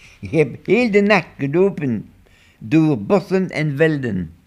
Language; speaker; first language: Dutch; non-native, local second language; French